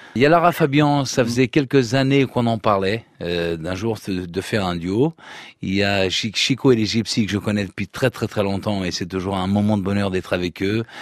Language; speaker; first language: French; early bilingual, other home language; Portuguese